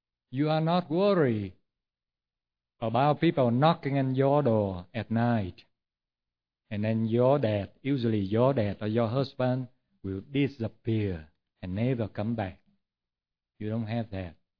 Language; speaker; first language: English; non-native, fluent; Vietnamese